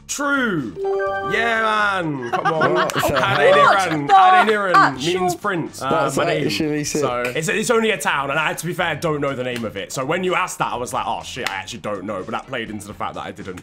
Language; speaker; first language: English; native; English